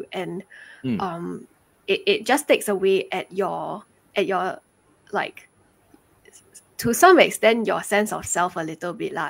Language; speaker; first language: English; early bilingual, other home language; Chinese